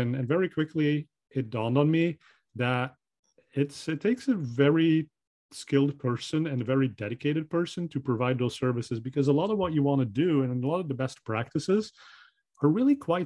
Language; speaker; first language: English; non-native, fluent; Dutch